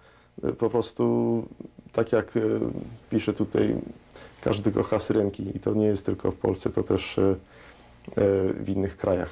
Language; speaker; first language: Polish; early bilingual, heritage; Polish